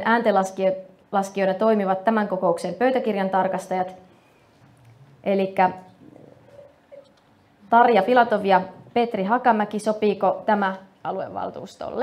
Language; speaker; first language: Finnish; native; Finnish